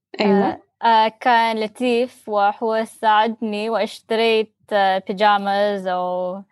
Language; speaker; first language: Arabic; non-native, learner; English